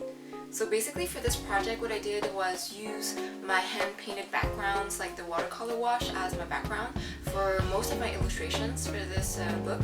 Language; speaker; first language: English; non-native, local second language; French